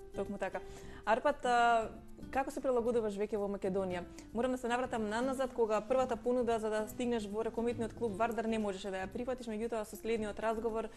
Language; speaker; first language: Macedonian; native; Macedonian